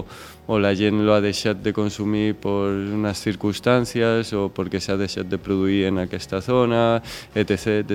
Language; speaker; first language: Catalan; non-native, local second language; Spanish